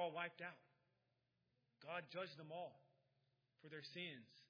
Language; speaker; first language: English; native; English